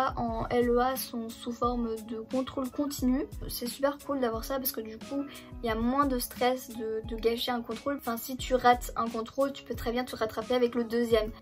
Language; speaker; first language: French; early bilingual, other home language; German